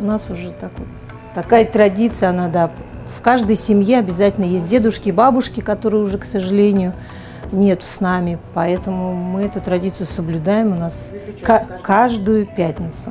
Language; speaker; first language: Russian; native; Russian